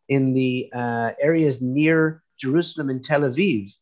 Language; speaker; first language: English; native; English